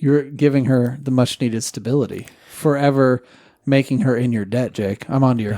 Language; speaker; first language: English; native; English